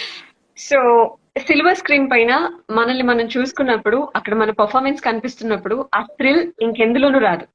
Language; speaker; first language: Telugu; native; Telugu